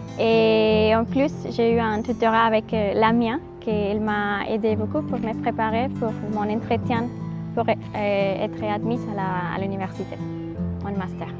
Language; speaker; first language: French; non-native, fluent; Spanish